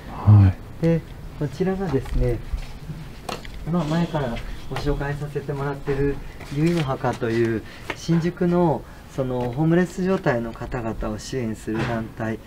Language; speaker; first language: Japanese; native; Japanese